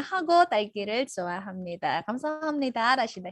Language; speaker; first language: Korean; non-native, fluent; Indonesian